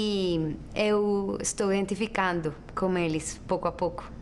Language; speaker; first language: Portuguese; non-native, learner; Spanish